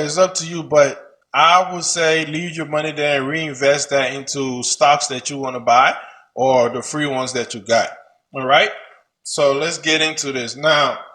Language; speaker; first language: English; native; English